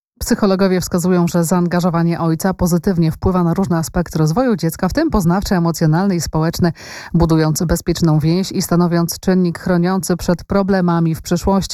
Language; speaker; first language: Polish; native; Polish